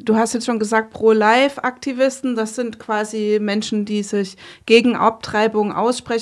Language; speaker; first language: German; native; German